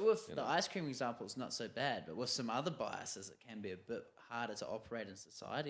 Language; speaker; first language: English; native; English